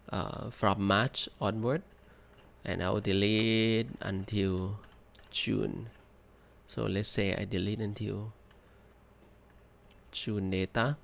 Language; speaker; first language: English; non-native, fluent; Thai